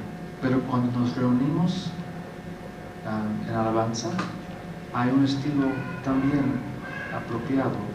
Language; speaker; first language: Spanish; non-native, fluent; English